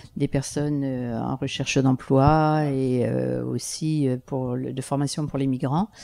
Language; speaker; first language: French; native; French